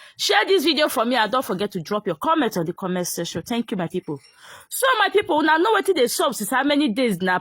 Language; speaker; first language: Nigerian Pidgin; native; Nigerian Pidgin